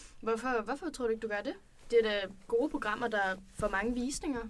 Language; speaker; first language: Danish; native; Danish